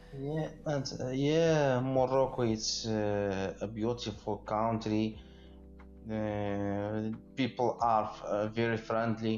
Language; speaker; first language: English; non-native, learner; Arabic